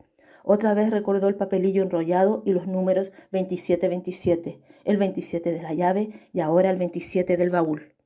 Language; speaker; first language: Spanish; native; Spanish